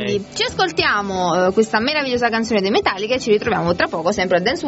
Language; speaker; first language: Italian; native; Italian